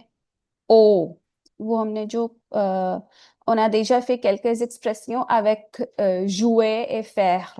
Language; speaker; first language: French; non-native, fluent; Hindi